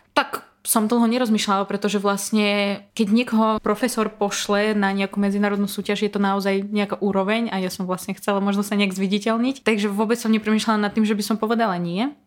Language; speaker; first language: Slovak; non-native, fluent; Russian